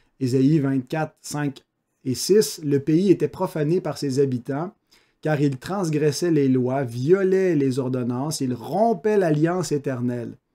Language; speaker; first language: French; native; French